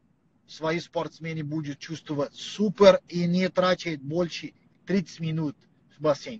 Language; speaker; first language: Russian; non-native, learner; Portuguese